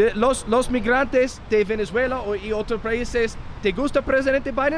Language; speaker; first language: Spanish; non-native, learner; English